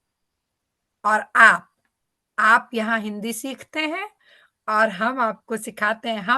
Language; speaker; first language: Hindi; native; Hindi